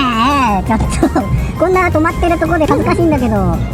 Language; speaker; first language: Japanese; native; Japanese